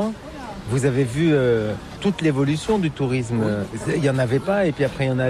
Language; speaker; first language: French; native; French